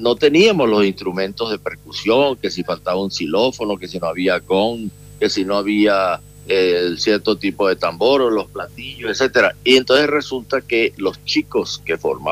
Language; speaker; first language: Spanish; native; Spanish